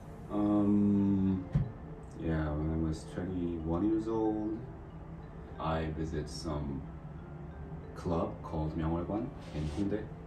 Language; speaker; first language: English; non-native, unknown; Korean